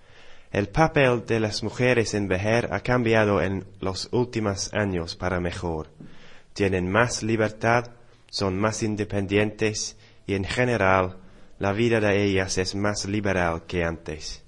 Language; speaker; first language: Spanish; non-native, learner; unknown